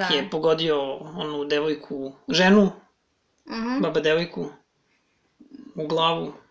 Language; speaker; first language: Serbian; native; Serbian